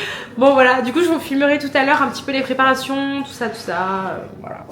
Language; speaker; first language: French; native; French